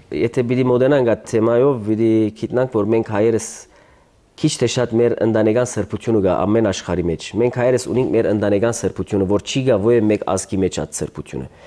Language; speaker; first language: Armenian; early bilingual, heritage; Armenian